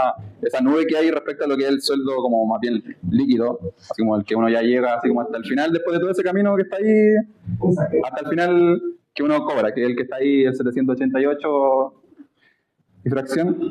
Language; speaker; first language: Spanish; native; Spanish